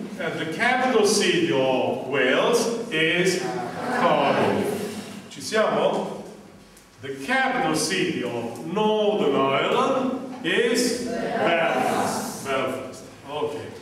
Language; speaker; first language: English; non-native, fluent; Italian